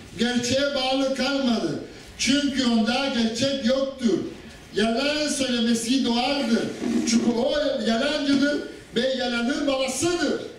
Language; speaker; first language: Turkish; non-native, fluent; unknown